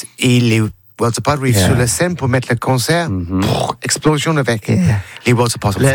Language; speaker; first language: French; non-native, learner; English